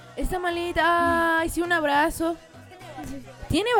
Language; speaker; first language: Spanish; native; Spanish